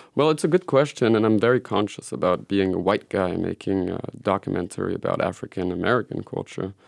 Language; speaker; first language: English; non-native, fluent; French